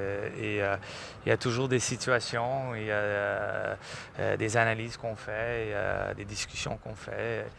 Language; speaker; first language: French; non-native, local second language; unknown